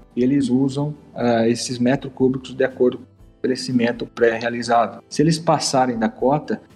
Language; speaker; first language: Portuguese; native; Portuguese